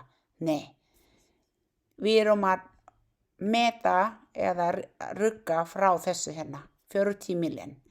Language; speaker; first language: Icelandic; non-native, learner; Thai